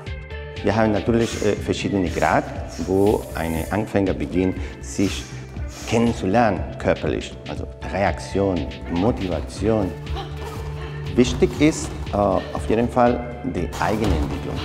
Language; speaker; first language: German; non-native, fluent; Spanish